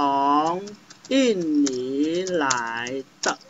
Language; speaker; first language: Chinese; non-native, fluent; Indonesian